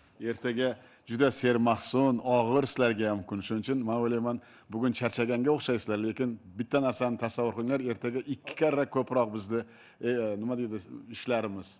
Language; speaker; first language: Uzbek; native; Uzbek